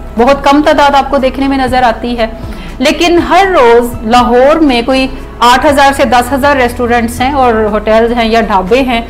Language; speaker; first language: Urdu; native; Urdu